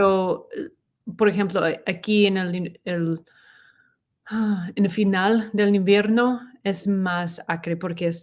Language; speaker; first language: Spanish; non-native, learner; English